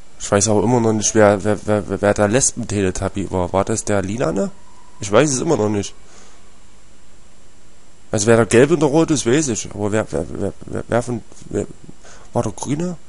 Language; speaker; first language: German; native; German